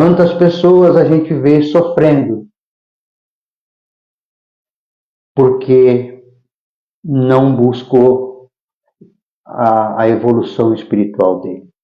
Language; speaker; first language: Portuguese; native; Portuguese